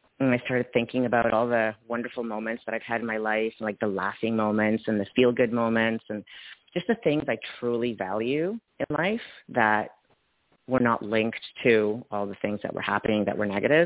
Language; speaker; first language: English; non-native, fluent; Polish